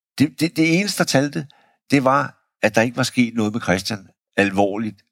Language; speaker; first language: Danish; native; Danish